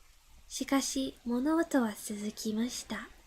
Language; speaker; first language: Japanese; non-native, learner; English